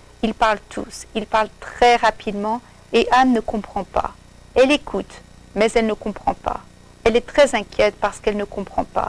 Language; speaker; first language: French; non-native, fluent; English